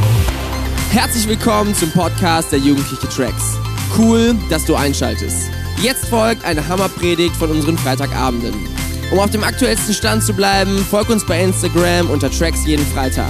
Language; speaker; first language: German; native; German